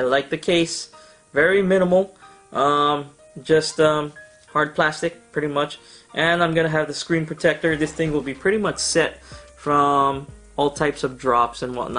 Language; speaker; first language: English; native; English